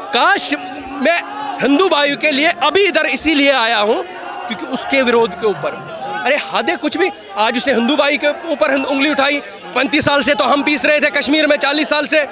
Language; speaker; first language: Hindi; native; Hindi